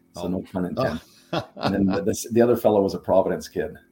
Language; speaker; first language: English; non-native, fluent; German